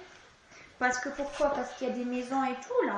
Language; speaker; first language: French; native; French